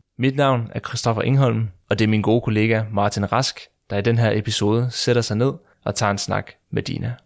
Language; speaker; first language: Danish; native; Danish